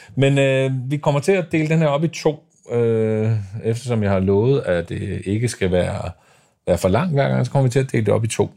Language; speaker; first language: Danish; native; Danish